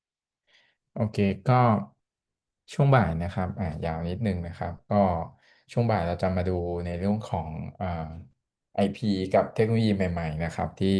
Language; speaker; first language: Thai; native; Thai